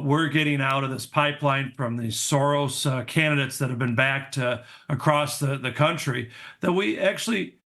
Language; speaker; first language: English; native; English